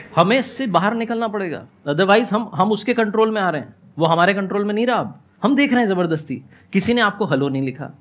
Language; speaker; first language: Hindi; native; Hindi